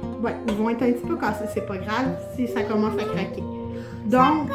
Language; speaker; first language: French; native; French